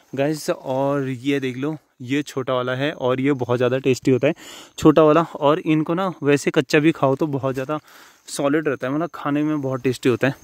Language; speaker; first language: Hindi; native; Hindi